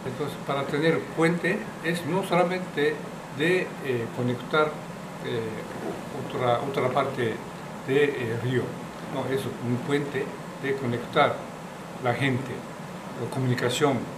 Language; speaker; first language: Spanish; non-native, learner; Japanese